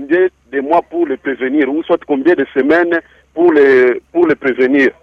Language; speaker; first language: French; non-native, local second language; Swahili